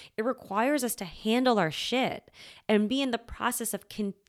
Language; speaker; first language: English; native; English